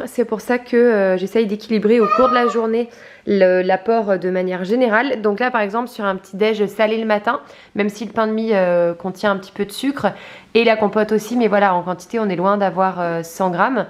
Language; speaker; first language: French; native; French